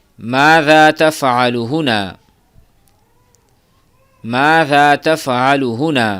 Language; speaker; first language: Arabic; non-native, fluent; Urdu